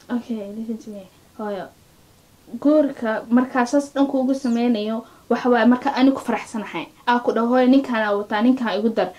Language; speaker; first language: Somali; early bilingual, heritage; Somali